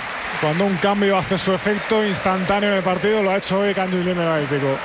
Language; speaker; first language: Spanish; native; Spanish